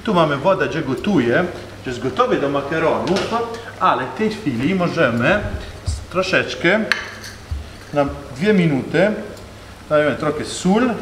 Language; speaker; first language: Polish; non-native, learner; Italian